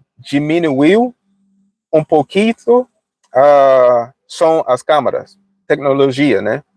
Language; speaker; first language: Portuguese; non-native, fluent; English